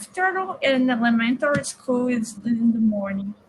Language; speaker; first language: English; non-native, learner; Portuguese